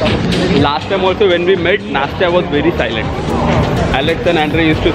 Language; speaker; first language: English; non-native, local second language; Tamil